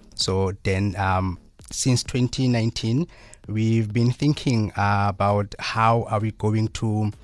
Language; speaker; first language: English; non-native, local second language; Southern Sotho